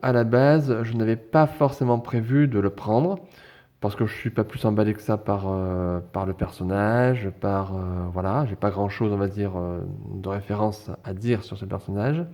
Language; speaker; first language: French; native; French